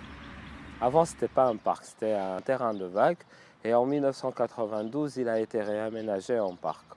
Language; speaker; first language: French; non-native, local second language; Arabic